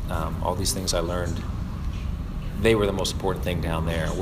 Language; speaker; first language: English; native; English